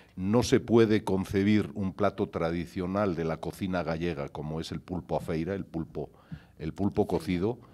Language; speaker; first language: Spanish; native; Spanish